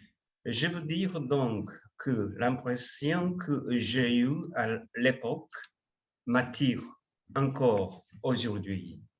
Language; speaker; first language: French; non-native, fluent; Japanese